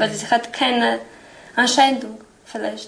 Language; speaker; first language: German; non-native, learner; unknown